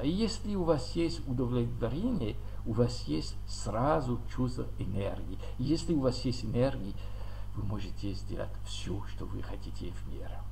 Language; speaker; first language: Russian; non-native, learner; French